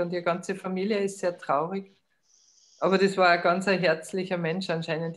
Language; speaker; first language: German; native; German